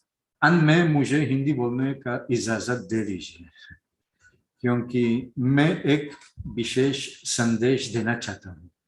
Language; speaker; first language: Hindi; non-native, fluent; Spanish